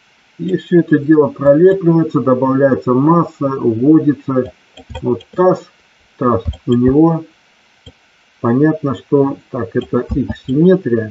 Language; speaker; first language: Russian; native; Russian